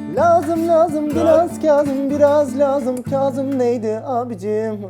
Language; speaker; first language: Turkish; native; Turkish